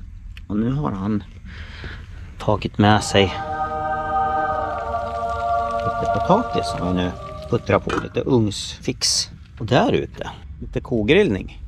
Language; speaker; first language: Swedish; native; Swedish